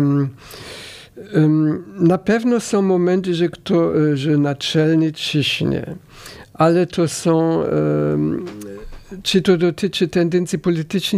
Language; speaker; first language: Polish; non-native, fluent; German